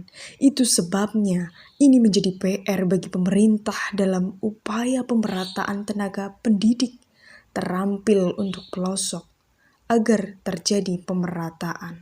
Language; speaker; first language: Indonesian; native; Indonesian